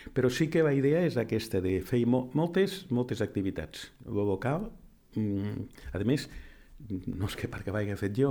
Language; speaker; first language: Catalan; native; Catalan